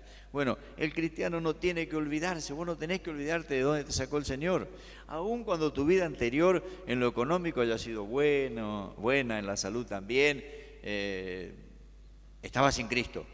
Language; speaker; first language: Spanish; native; Spanish